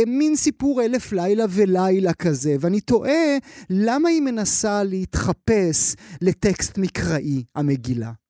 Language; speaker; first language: Hebrew; native; Hebrew